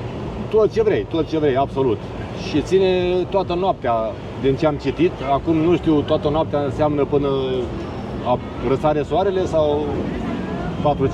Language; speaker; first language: Romanian; native; Romanian